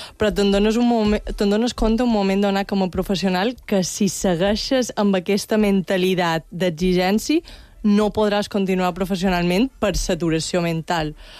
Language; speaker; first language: Catalan; native; Catalan